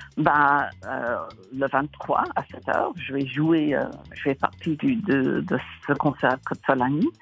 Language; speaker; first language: French; non-native, fluent; English